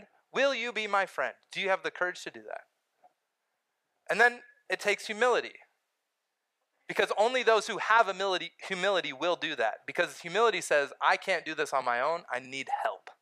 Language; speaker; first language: English; native; English